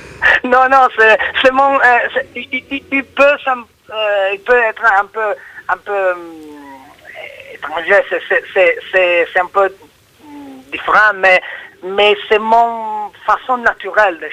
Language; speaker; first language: French; non-native, learner; Italian